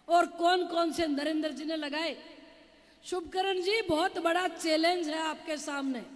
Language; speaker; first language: Hindi; native; Hindi